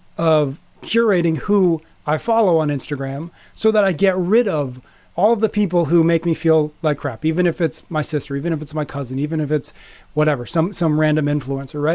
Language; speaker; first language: English; native; English